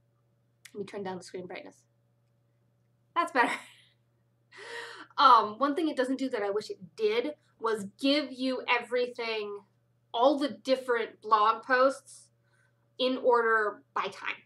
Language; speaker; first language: English; native; English